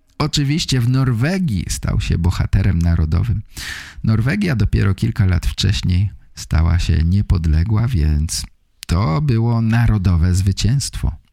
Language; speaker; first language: Polish; native; Polish